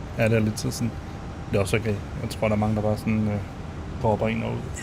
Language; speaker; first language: Danish; native; Danish